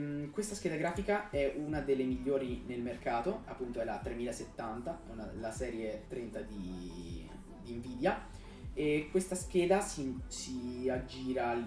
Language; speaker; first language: Italian; native; Italian